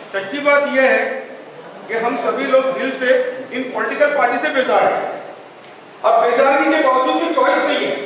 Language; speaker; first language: Hindi; non-native, local second language; Urdu